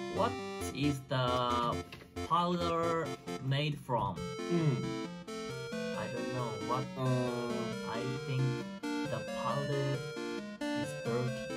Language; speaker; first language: English; non-native, learner; Japanese